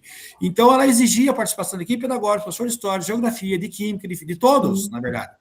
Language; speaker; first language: Portuguese; native; Portuguese